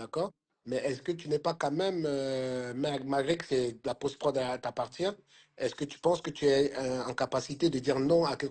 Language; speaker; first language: French; native; French